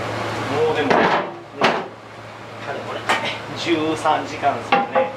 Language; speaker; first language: Japanese; native; Japanese